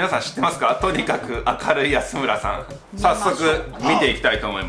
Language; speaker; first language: Japanese; native; Japanese